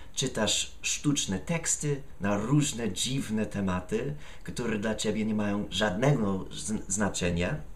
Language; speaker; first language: Polish; non-native, fluent; English